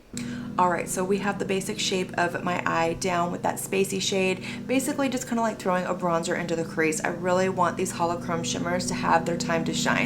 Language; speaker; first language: English; native; English